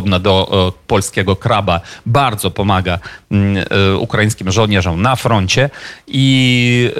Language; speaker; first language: Polish; non-native, fluent; Ukrainian